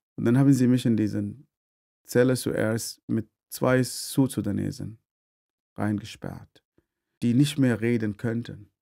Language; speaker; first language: German; non-native, fluent; Arabic